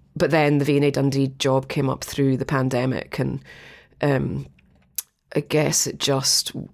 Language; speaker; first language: English; native; English